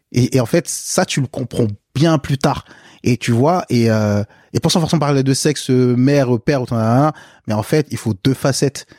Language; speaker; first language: French; early bilingual, other home language; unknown